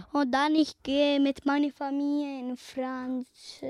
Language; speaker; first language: German; non-native, learner; Italian